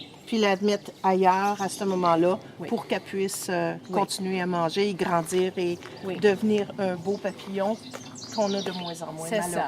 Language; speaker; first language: French; native; French